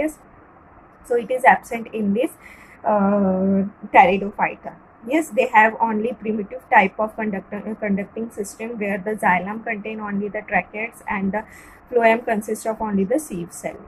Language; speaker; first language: English; non-native, local second language; Marathi